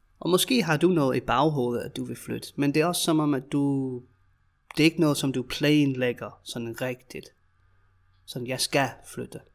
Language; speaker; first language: Danish; native; Danish